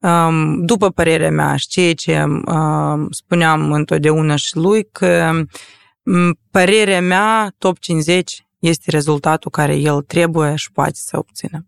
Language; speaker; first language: Romanian; non-native, local second language; Russian